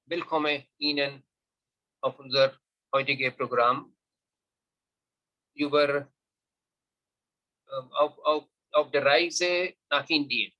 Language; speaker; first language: German; non-native, learner; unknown